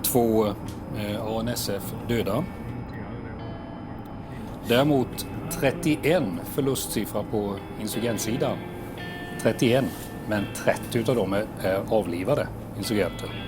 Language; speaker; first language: Swedish; native; Swedish